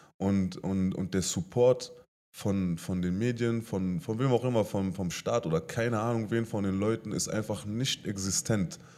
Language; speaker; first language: German; native; German